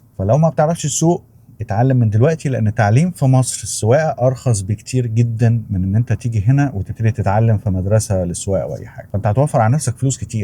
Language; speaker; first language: Arabic; native; Arabic